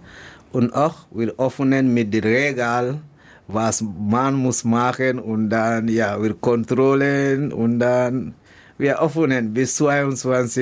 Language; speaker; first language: German; non-native, learner; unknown